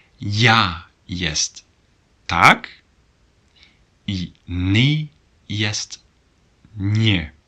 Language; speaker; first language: Polish; non-native, learner; Dutch